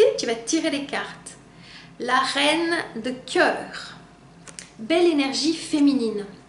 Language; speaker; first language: French; native; French